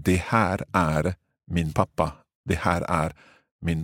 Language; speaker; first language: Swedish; non-native, learner; English